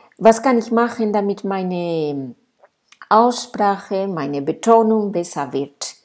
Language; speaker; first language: German; non-native, fluent; Spanish